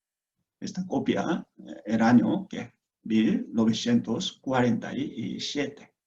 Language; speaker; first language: Spanish; non-native, fluent; Korean